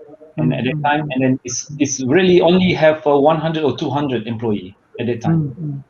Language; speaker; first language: English; non-native, learner; Malay